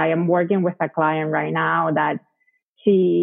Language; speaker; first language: English; non-native, fluent; Spanish